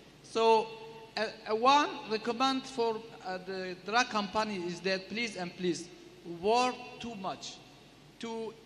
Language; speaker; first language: English; non-native, learner; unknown